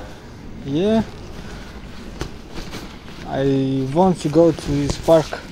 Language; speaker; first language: English; non-native, learner; Russian